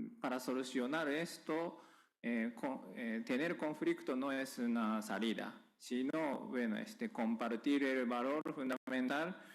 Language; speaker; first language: Spanish; non-native, fluent; Japanese